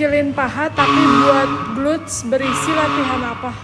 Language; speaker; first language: Indonesian; native; Indonesian